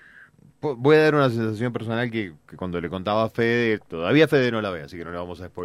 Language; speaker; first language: Spanish; native; Spanish